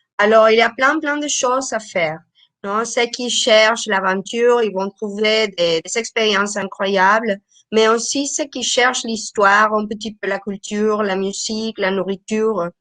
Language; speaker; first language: French; non-native, fluent; Spanish